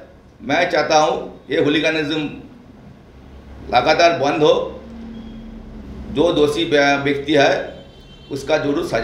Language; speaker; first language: Hindi; non-native, local second language; Bangla